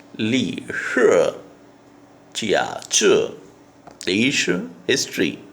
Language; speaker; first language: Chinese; non-native, learner; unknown